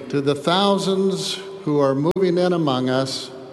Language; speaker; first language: English; native; English